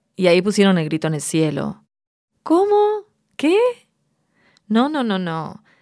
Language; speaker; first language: Spanish; native; Spanish